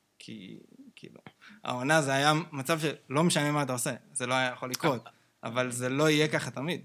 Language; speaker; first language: Hebrew; native; Hebrew